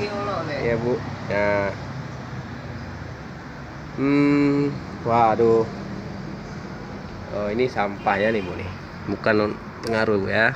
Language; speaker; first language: Indonesian; native; Indonesian